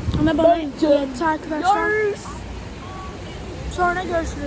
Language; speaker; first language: Turkish; early bilingual, heritage; Turkish